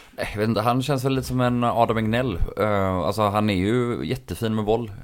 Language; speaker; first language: Swedish; native; Swedish